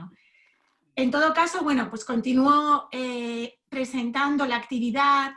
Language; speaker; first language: Spanish; native; Spanish